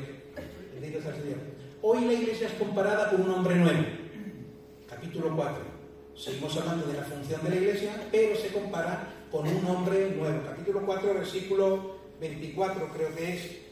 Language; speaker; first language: Spanish; native; Spanish